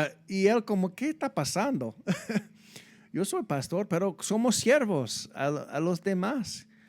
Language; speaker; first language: Spanish; non-native, fluent; English